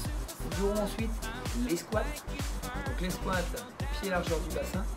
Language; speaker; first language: French; native; French